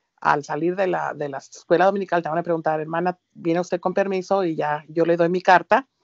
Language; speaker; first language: Spanish; early bilingual, heritage; Spanish